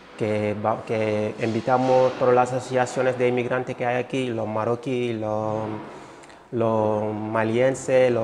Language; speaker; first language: Spanish; non-native, fluent; Wolof